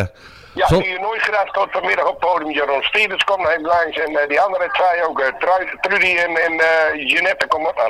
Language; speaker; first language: Dutch; native; Dutch